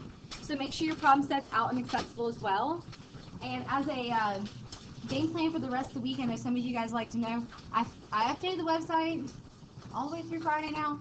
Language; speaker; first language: English; native; English